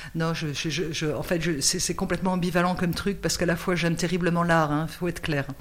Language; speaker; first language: French; native; French